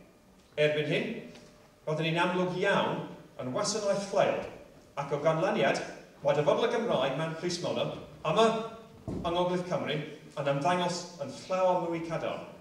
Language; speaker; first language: Welsh; non-native, local second language; English